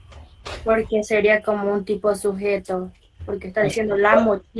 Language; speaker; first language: Spanish; native; Spanish